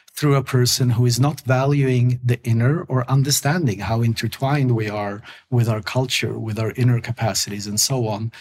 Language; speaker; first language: English; non-native, fluent; Swedish